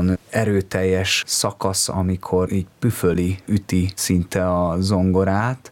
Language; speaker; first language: Hungarian; native; Hungarian